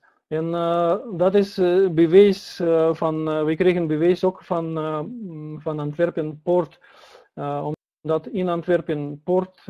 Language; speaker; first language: Dutch; non-native, learner; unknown